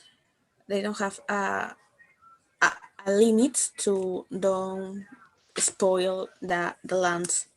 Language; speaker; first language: English; non-native, learner; Spanish